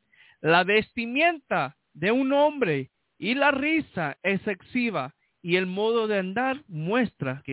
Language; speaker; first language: Spanish; early bilingual, heritage; Spanish